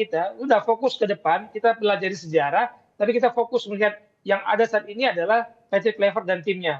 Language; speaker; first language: Indonesian; native; Indonesian